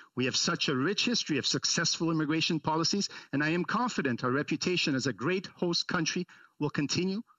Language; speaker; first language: English; early bilingual, other home language; Italian